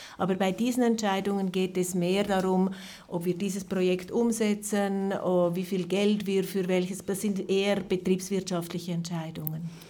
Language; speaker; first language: German; native; German